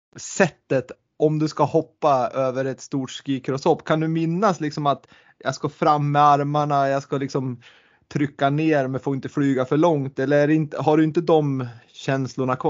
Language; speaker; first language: Swedish; native; Swedish